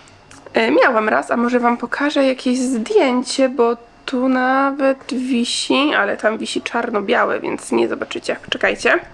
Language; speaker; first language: Polish; native; Polish